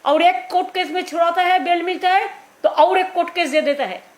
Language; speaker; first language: Hindi; non-native, local second language; Bangla